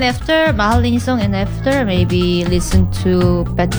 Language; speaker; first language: English; non-native, learner; Korean